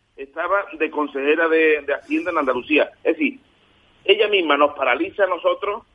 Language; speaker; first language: Spanish; native; Spanish